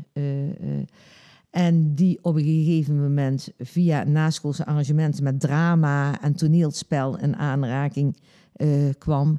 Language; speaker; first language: Dutch; native; Dutch